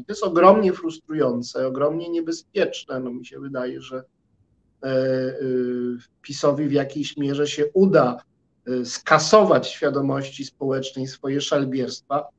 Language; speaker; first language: Polish; native; Polish